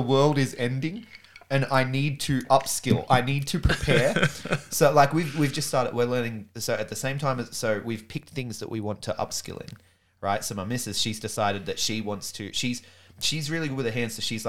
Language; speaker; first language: English; native; English